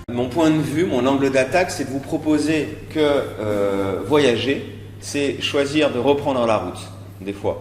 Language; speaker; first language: French; native; French